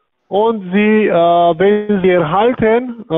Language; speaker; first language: German; non-native, learner; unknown